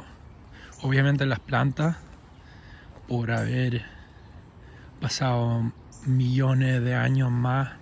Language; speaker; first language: Spanish; early bilingual, heritage; English